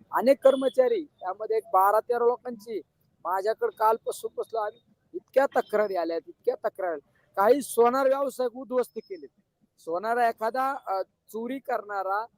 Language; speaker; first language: Marathi; native; Marathi